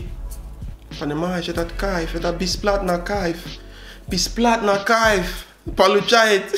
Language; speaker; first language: Russian; non-native, learner; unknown